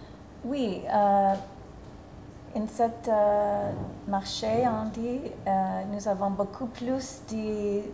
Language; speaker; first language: French; non-native, fluent; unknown